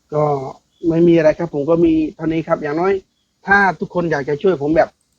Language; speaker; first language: Thai; non-native, local second language; Northern Khmer